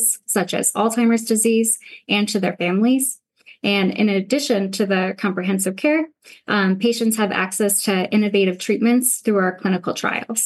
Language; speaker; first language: English; native; English